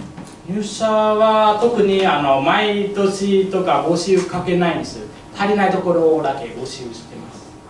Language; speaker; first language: Japanese; non-native, learner; Vietnamese